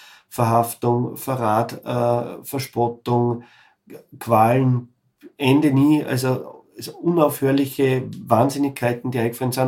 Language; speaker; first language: German; native; German